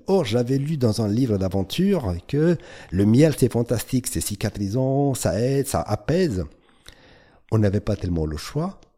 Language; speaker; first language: French; non-native, fluent; Romanian